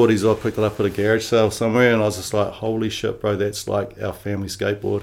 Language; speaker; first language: English; native; English